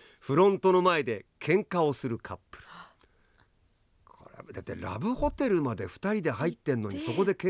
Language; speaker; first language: Japanese; native; Japanese